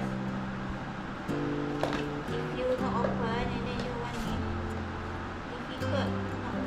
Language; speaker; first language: English; non-native, learner; Malay